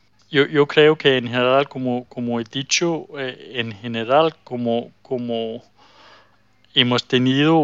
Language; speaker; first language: Spanish; non-native, fluent; Danish